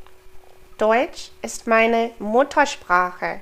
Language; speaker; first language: German; non-native, fluent; English